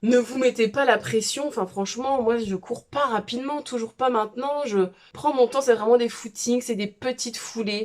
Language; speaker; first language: French; native; French